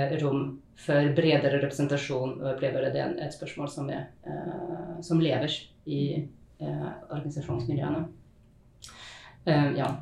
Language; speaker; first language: Norwegian; non-native, fluent; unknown